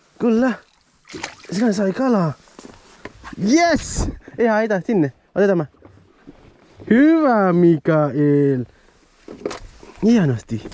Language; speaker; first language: Finnish; non-native, learner; Malay